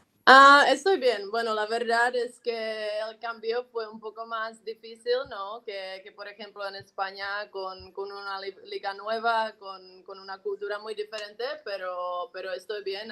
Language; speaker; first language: Spanish; non-native, fluent; Czech